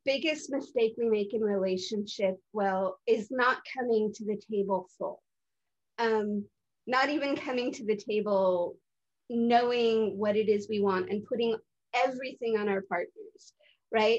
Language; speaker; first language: English; native; English